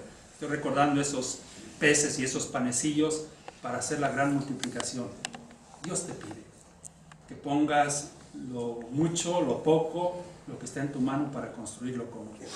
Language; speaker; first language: Spanish; native; Spanish